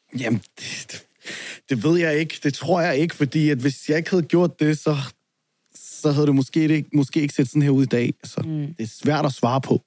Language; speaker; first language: Danish; early bilingual, other home language; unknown